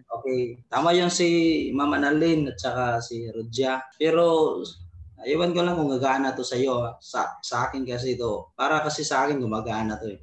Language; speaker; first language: Filipino; non-native, local second language; Cebuano